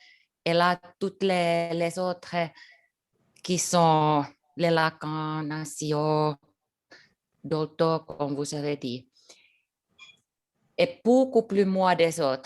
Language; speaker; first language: French; non-native, learner; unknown